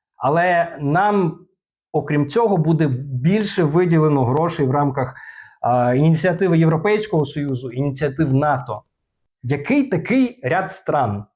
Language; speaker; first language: Ukrainian; non-native, local second language; Russian